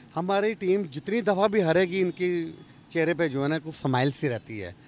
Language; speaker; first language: Urdu; native; Urdu